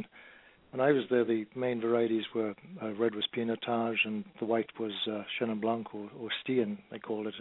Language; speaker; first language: English; native; English